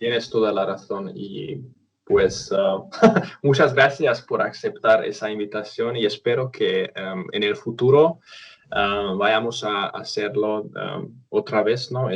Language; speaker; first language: Spanish; non-native, fluent; Romanian